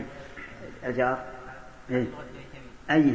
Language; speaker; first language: Arabic; native; Arabic